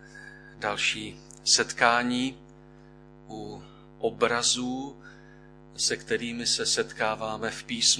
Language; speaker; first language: Czech; native; Czech